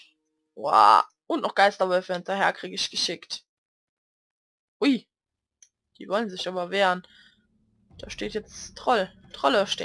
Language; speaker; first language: German; native; German